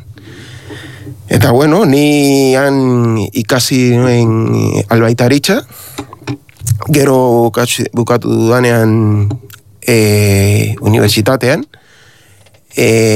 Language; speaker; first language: Basque; non-native, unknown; Spanish